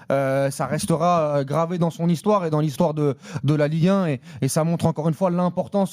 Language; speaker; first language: French; native; French